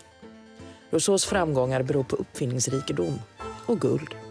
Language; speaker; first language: Swedish; native; Swedish